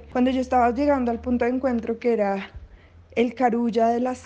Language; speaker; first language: Spanish; native; Spanish